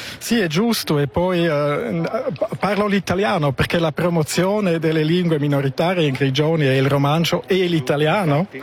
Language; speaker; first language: Italian; non-native, local second language; Romansh